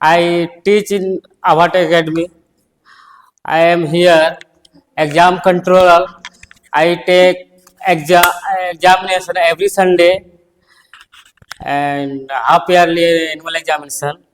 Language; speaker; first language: English; non-native, learner; Hindi